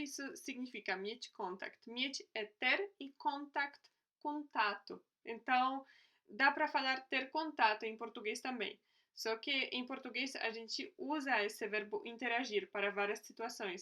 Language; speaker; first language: Portuguese; non-native, fluent; Polish